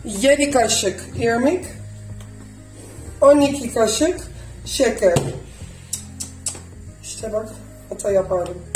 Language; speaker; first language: Turkish; early bilingual, heritage; Turkish